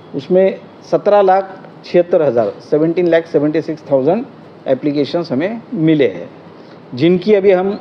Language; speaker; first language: Hindi; non-native, local second language; Marathi